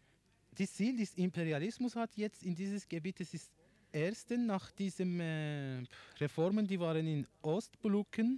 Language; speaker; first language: German; non-native, learner; Persian